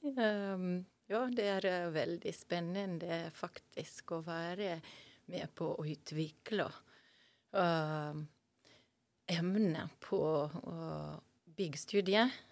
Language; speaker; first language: Norwegian; non-native, fluent; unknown